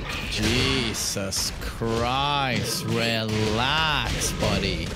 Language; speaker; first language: English; non-native, fluent; Swedish